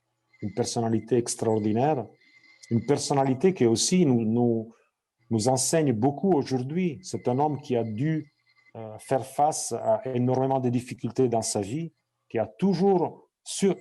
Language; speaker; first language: French; non-native, fluent; Italian